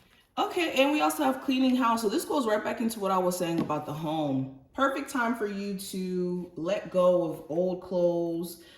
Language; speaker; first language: English; native; English